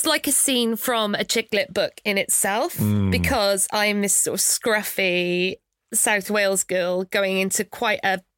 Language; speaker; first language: English; native; English